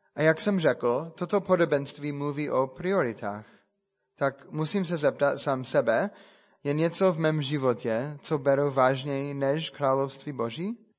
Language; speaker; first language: Czech; non-native, fluent; English